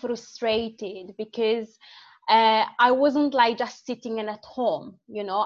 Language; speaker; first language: English; non-native, fluent; Italian